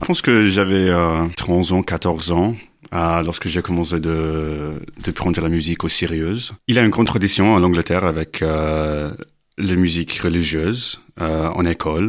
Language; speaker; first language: French; non-native, learner; English